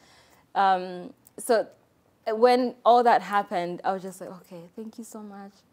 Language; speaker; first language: English; non-native, local second language; Kinyarwanda